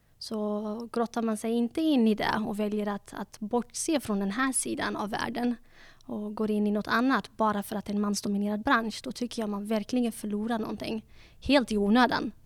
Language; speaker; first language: Swedish; early bilingual, other home language; Dutch